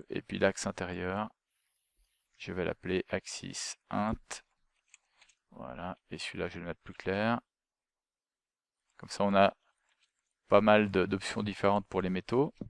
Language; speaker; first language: French; native; French